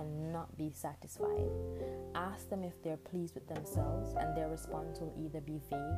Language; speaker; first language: English; non-native, local second language; Jamaican Creole English